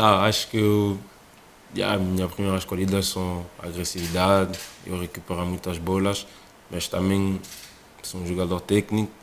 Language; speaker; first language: Portuguese; non-native, fluent; French